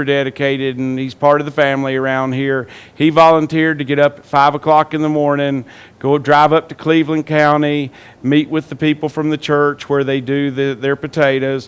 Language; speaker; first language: English; native; English